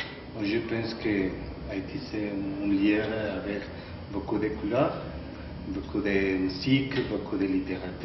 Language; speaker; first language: French; non-native, learner; Spanish